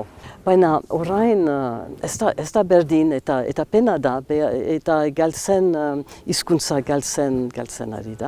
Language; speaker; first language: Basque; non-native, local second language; English